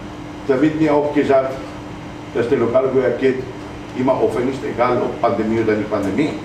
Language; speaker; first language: German; non-native, fluent; Greek